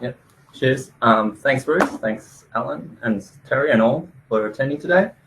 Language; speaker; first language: English; native; English